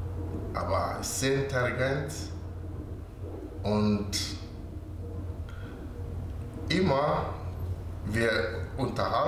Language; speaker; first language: German; non-native, learner; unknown